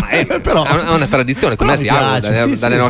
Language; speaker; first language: Italian; native; Italian